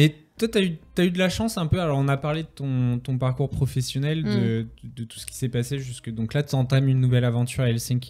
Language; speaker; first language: French; native; French